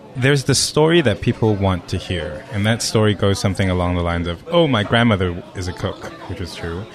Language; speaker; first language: English; non-native, local second language; Cantonese